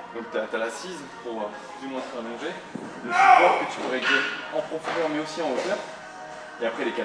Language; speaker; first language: French; native; French